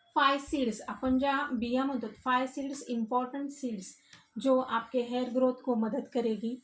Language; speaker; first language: Hindi; non-native, local second language; Marathi